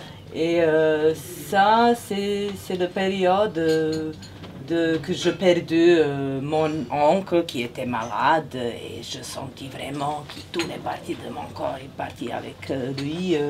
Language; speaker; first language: French; non-native, fluent; Serbian